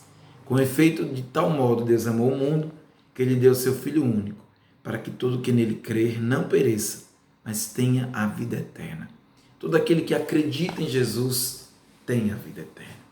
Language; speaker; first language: Portuguese; native; Portuguese